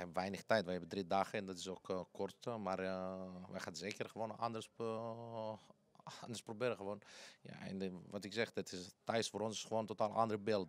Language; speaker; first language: Dutch; non-native, fluent; Greek